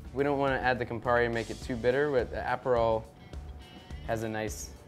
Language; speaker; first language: English; native; English